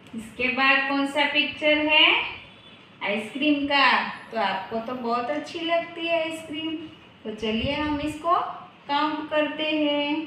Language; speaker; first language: Hindi; non-native, local second language; Gujarati